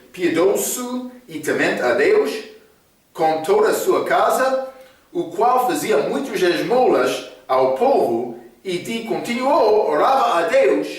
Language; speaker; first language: Portuguese; non-native, fluent; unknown